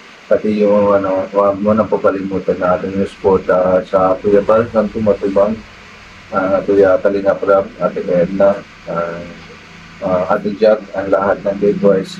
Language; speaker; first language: Filipino; non-native, learner; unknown